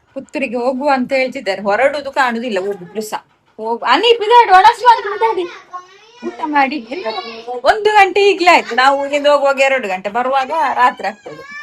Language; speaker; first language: Kannada; non-native, local second language; Tulu